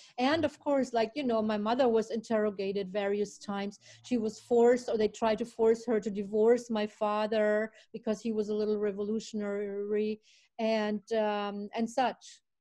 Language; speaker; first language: English; early bilingual, other home language; Czech